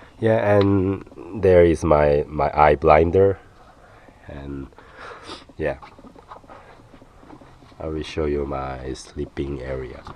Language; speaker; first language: English; non-native, learner; Korean